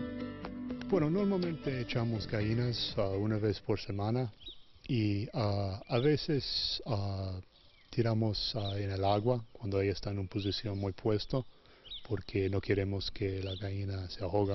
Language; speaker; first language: Spanish; non-native, fluent; English